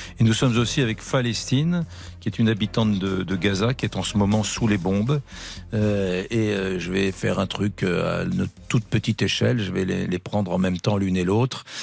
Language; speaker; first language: French; native; French